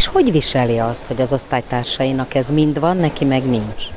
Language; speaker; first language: Hungarian; native; Hungarian